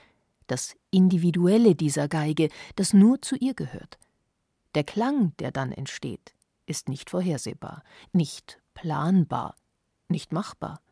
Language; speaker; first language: German; native; German